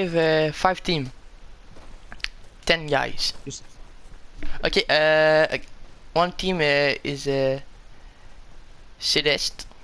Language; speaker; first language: English; non-native, learner; French